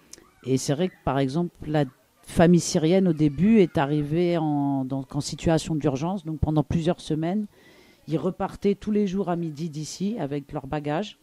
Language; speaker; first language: French; native; French